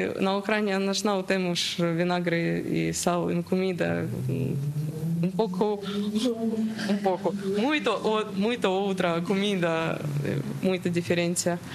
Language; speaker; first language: Portuguese; non-native, learner; Ukrainian